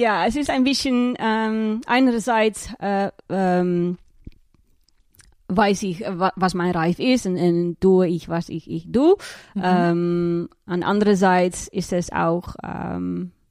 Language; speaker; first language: German; non-native, learner; Dutch